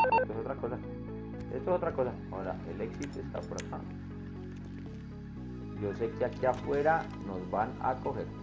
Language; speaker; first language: Spanish; native; Spanish